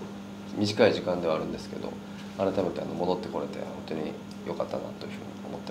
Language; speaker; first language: Japanese; native; Japanese